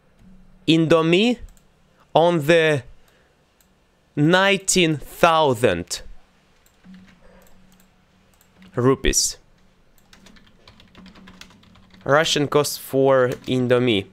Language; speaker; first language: English; non-native, learner; Russian